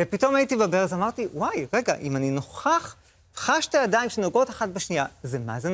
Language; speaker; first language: Hebrew; native; Hebrew